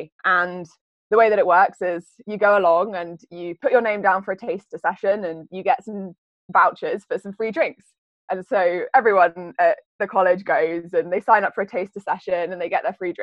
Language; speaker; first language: English; native; English